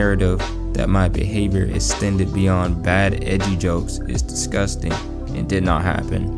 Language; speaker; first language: English; native; English